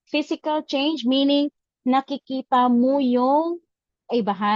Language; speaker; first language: Filipino; native; Filipino